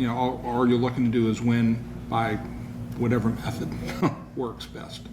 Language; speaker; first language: English; native; English